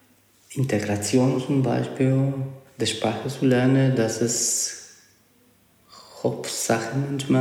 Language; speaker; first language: German; non-native, learner; Spanish